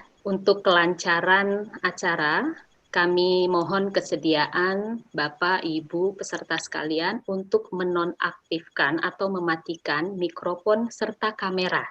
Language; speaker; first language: Indonesian; native; Indonesian